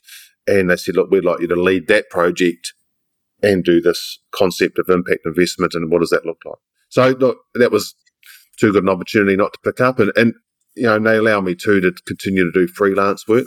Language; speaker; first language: English; native; English